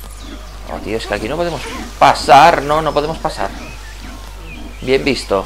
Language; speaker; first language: Spanish; native; Spanish